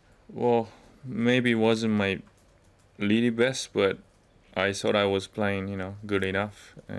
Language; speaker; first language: English; non-native, fluent; Japanese